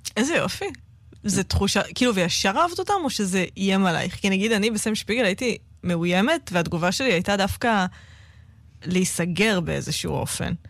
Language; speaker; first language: Hebrew; native; Hebrew